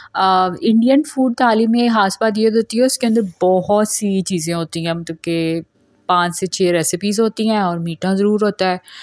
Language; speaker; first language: Urdu; non-native, local second language; Punjabi